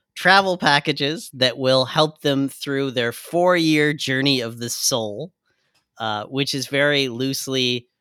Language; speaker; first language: English; native; English